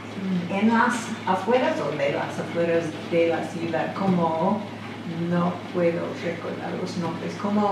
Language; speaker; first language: Spanish; non-native, fluent; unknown